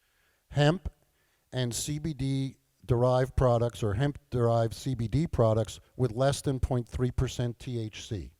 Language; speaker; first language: English; native; English